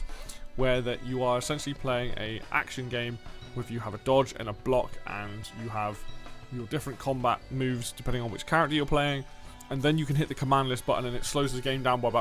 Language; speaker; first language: English; native; English